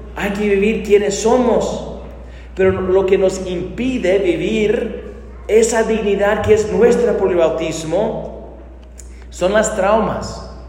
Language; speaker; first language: Spanish; non-native, fluent; English